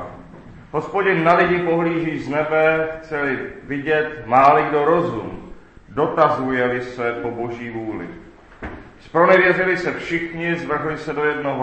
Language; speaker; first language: Czech; native; Czech